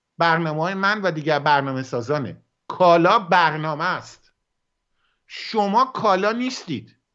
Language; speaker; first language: Persian; native; Persian